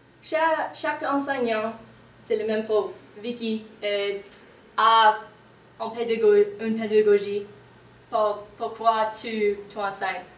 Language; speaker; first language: French; non-native, learner; English